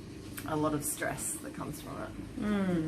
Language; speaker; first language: English; native; English